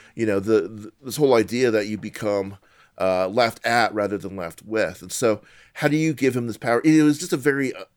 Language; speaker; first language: English; native; English